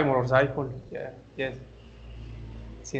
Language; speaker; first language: English; non-native, learner; Spanish